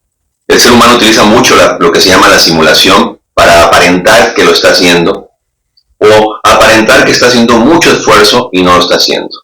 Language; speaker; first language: Spanish; native; Spanish